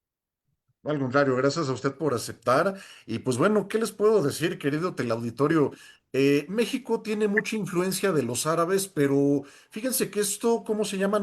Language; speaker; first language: Spanish; native; Spanish